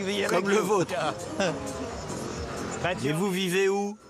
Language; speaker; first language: French; native; French